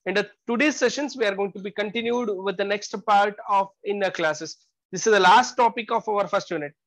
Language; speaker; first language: English; non-native, local second language; Kannada